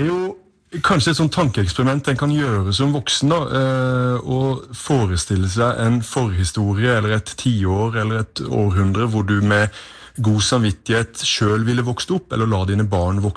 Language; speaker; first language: Norwegian; native; Norwegian